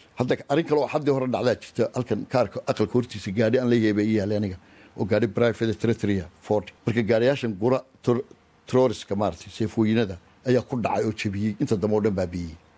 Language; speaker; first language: Somali; native; Somali